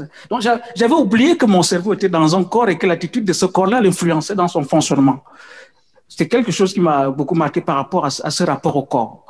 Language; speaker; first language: French; native; French